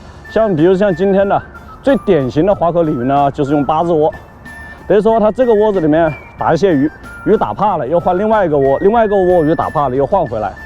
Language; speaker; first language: Chinese; native; Chinese